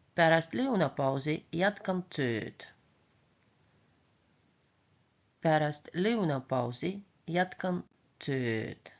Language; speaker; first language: Estonian; non-native, local second language; Russian